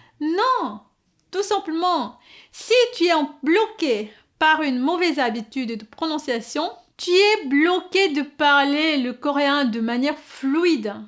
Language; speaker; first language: French; non-native, fluent; Korean